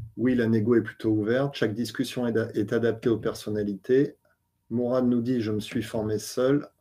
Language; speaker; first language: French; native; French